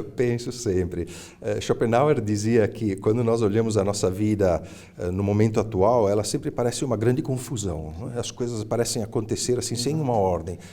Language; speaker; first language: Portuguese; early bilingual, other home language; Italian